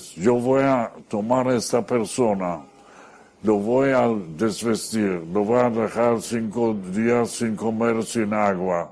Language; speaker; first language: Spanish; non-native, fluent; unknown